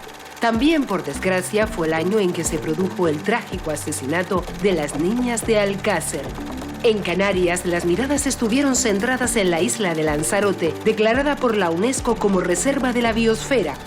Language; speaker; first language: Spanish; native; Spanish